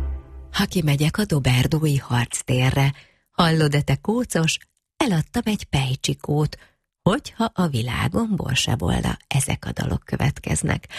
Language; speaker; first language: Hungarian; native; Hungarian